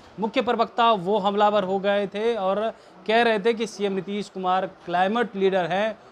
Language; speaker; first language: Hindi; native; Hindi